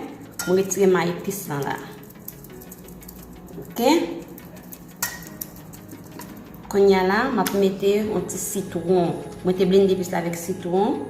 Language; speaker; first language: French; non-native, learner; Haitian Creole